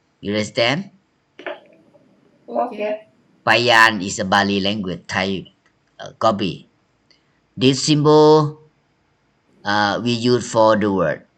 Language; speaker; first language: English; non-native, learner; Thai